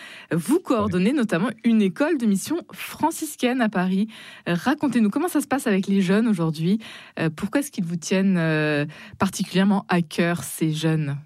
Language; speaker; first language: French; native; French